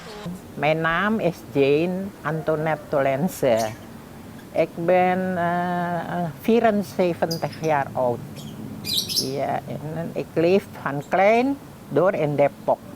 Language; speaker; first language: Dutch; early bilingual, heritage; Indonesian